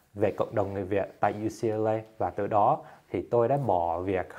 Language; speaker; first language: Vietnamese; early bilingual, heritage; Vietnamese